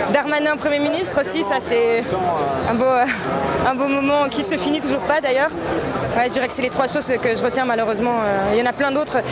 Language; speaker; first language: French; native; French